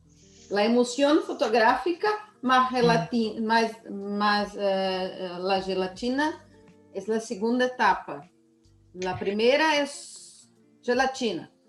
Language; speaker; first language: Spanish; non-native, learner; Portuguese